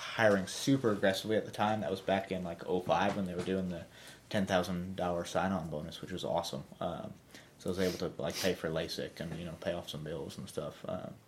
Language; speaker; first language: English; native; English